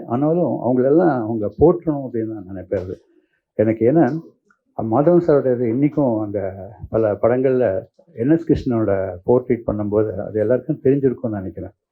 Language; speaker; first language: Tamil; native; Tamil